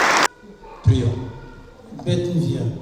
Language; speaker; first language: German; non-native, fluent; French